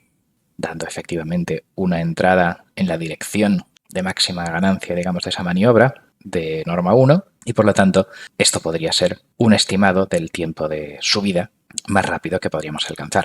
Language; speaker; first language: Spanish; native; Spanish